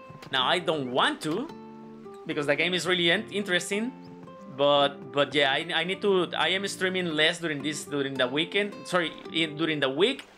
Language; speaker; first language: English; non-native, fluent; Spanish